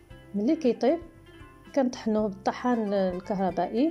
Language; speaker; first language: Arabic; native; Arabic